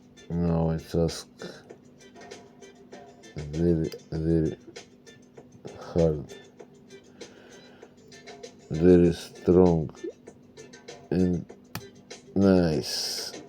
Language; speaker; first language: English; non-native, learner; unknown